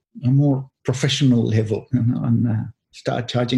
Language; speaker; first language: English; non-native, fluent; Spanish